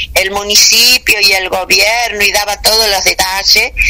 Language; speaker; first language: Spanish; native; Spanish